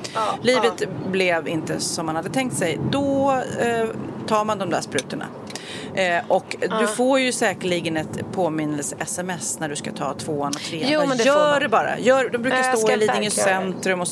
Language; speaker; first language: Swedish; native; Swedish